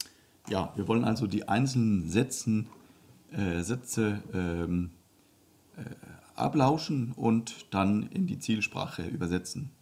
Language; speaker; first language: German; non-native, fluent; Danish